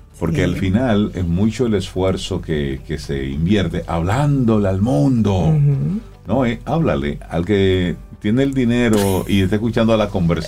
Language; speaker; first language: Spanish; native; Spanish